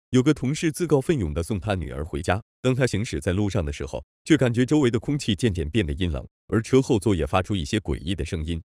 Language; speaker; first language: Chinese; native; Chinese